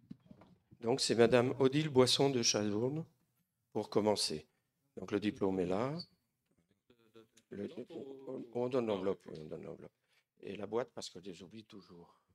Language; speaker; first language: French; native; French